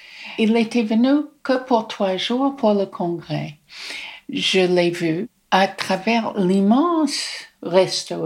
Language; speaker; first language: French; non-native, fluent; English